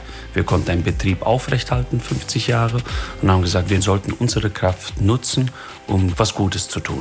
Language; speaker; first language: German; early bilingual, other home language; Italian